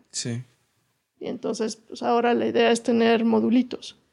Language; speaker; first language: Spanish; native; Spanish